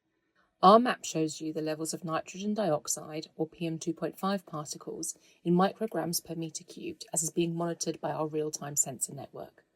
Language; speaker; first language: English; native; English